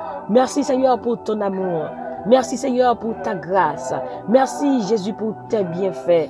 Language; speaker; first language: French; non-native, local second language; Haitian Creole